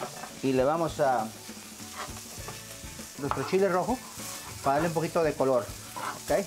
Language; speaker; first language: Spanish; native; Spanish